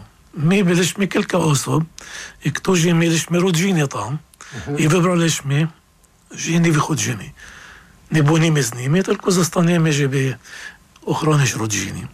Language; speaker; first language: Polish; non-native, fluent; Arabic